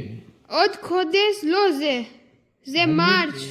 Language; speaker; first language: Hebrew; non-native, learner; Gujarati